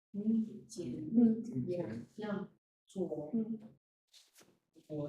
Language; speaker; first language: Chinese; non-native, learner; Portuguese